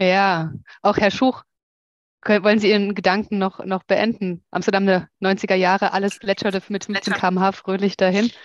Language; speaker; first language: German; native; German